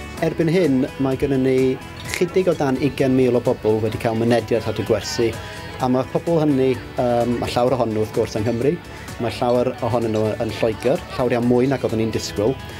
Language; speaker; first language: Welsh; non-native, local second language; English